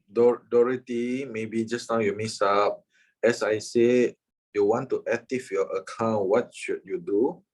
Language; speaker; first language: English; non-native, fluent; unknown